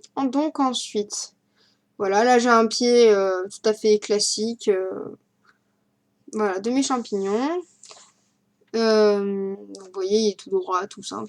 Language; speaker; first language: French; native; French